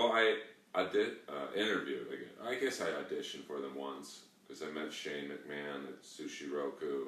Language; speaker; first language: English; native; English